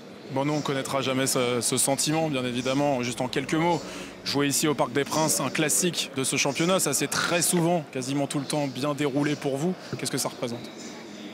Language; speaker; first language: French; native; French